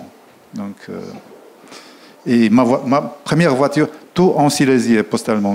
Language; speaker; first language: French; non-native, fluent; Polish